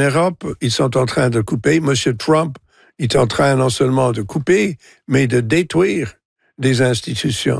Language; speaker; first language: French; non-native, local second language; English